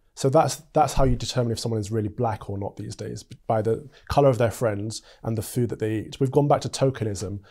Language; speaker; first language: English; native; English